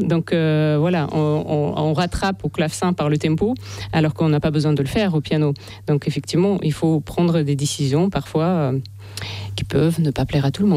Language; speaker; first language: French; non-native, fluent; Russian